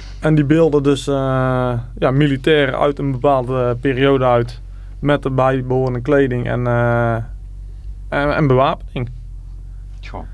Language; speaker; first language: Dutch; native; Dutch